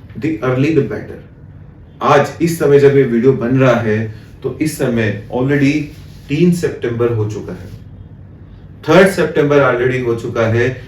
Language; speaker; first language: Hindi; native; Hindi